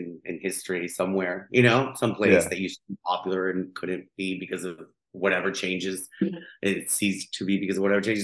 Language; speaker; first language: English; non-native, fluent; Spanish